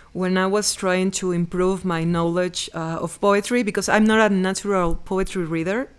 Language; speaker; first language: English; non-native, fluent; Spanish